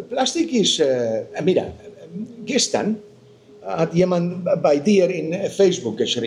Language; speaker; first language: German; non-native, fluent; Spanish